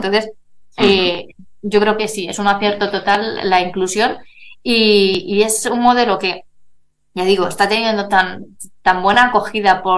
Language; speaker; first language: Spanish; native; Spanish